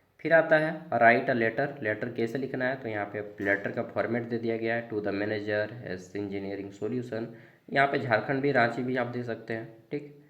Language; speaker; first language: Hindi; native; Hindi